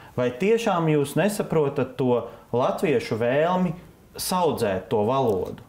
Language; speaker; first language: Latvian; native; Latvian